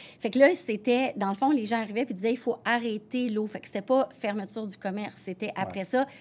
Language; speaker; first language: French; native; French